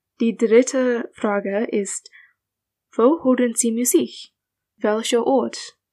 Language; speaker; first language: German; non-native, learner; English